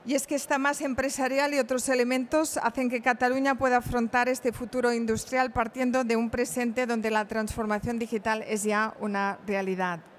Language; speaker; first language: Spanish; non-native, local second language; Catalan